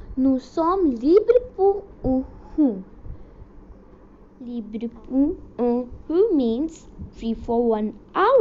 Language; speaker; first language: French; non-native, learner; Hindi